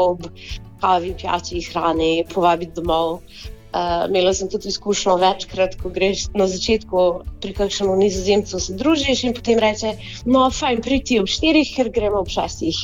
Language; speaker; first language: Slovenian; early bilingual, heritage; Slovenian